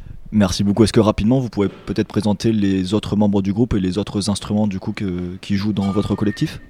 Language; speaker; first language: French; native; French